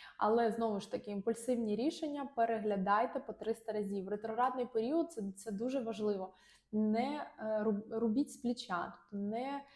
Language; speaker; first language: Ukrainian; non-native, local second language; Russian